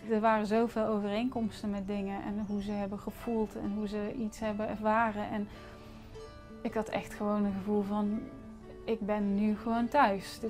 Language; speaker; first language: Dutch; non-native, fluent; English